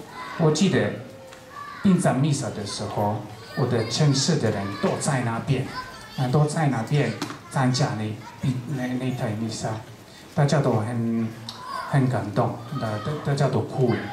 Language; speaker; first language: Chinese; non-native, fluent; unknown